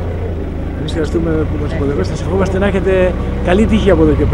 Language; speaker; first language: Greek; native; Greek